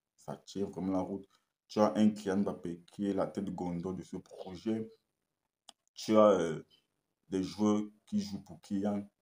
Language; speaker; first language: French; native; French